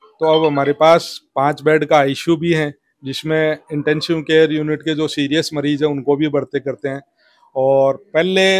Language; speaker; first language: Hindi; native; Hindi